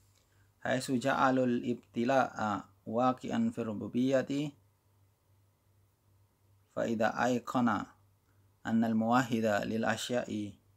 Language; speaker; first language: Arabic; non-native, fluent; Indonesian